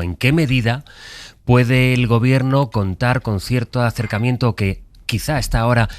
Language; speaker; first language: Spanish; native; Spanish